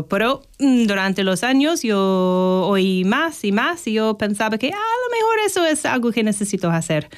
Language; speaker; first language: Spanish; non-native, fluent; English